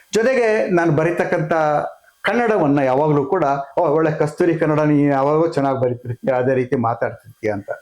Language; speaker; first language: Kannada; non-native, local second language; Konkani